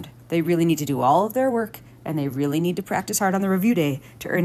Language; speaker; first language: English; native; English